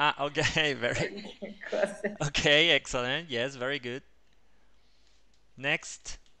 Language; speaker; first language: English; non-native, fluent; Spanish